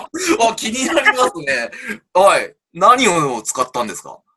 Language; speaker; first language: Japanese; native; Japanese